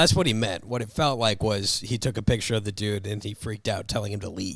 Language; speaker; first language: English; native; English